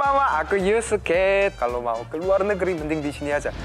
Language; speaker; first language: Indonesian; early bilingual, heritage; Japanese